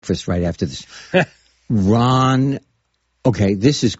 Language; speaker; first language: English; native; English